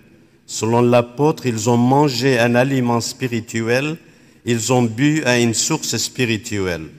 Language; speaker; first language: French; non-native, local second language; Arabic